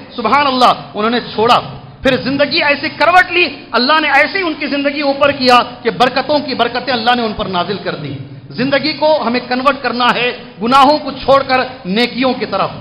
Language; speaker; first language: Urdu; native; Urdu